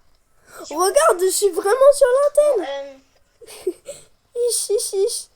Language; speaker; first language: French; native; French